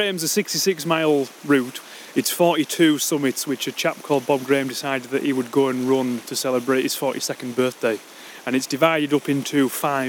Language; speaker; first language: English; native; English